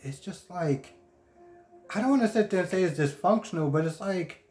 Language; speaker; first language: English; native; English